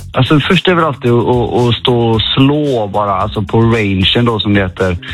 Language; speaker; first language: Swedish; native; Swedish